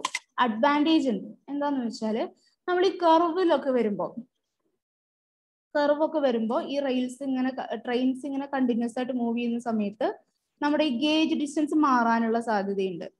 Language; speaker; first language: Malayalam; native; Malayalam